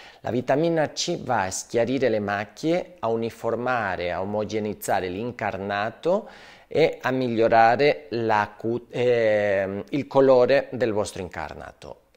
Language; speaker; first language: Italian; non-native, fluent; Spanish